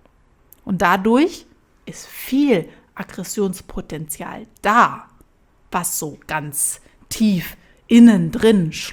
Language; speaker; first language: German; native; German